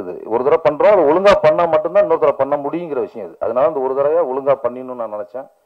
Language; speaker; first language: Tamil; native; Tamil